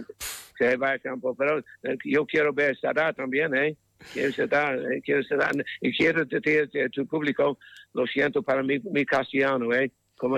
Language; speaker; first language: Spanish; non-native, learner; English